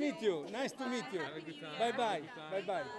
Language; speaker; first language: English; non-native, learner; Italian